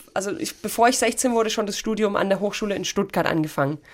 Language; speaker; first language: German; native; German